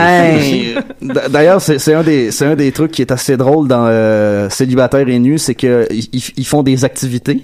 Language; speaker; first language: French; native; French